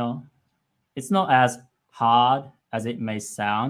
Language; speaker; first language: English; non-native, fluent; Japanese